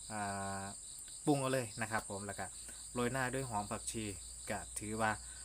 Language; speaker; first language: Thai; native; Thai